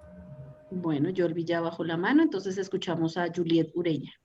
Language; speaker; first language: Spanish; native; Spanish